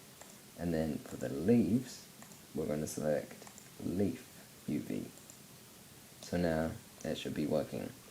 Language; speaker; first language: English; native; English